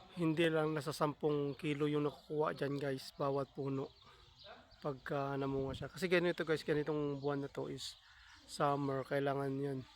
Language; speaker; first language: Filipino; non-native, local second language; Hiligaynon